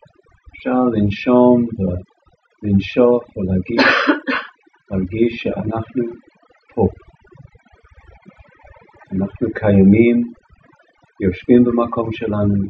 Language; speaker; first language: Hebrew; non-native, fluent; English